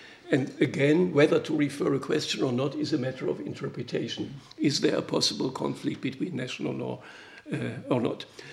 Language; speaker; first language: English; non-native, fluent; German